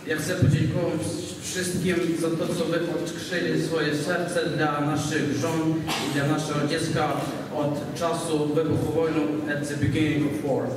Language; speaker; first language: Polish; non-native, learner; Ukrainian